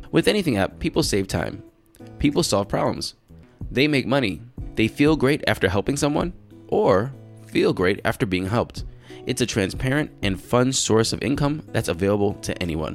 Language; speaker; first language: English; native; English